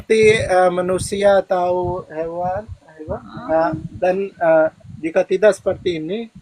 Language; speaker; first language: Indonesian; non-native, learner; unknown